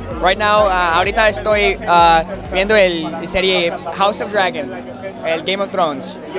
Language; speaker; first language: Spanish; non-native, learner; English